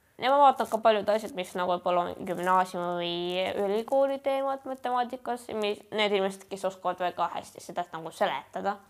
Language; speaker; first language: Estonian; non-native, local second language; Russian